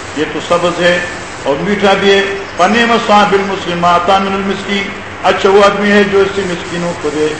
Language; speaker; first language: Urdu; non-native, local second language; Pashto